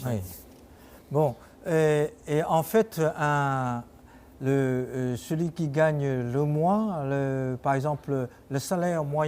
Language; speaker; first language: French; non-native, fluent; Chinese